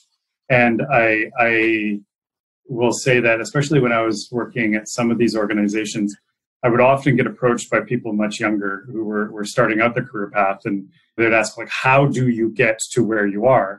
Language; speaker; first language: English; native; English